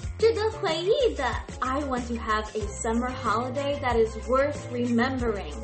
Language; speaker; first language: English; native; English